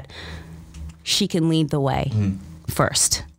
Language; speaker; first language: English; early bilingual, other home language; Russian